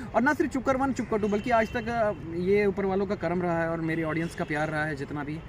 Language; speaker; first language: Hindi; native; Hindi